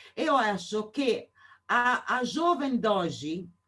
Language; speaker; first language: Portuguese; non-native, fluent; Italian